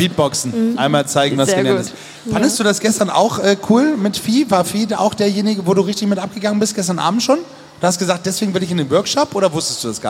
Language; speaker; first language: German; native; German